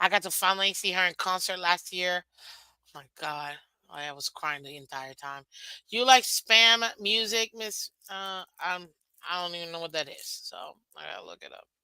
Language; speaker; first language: English; native; English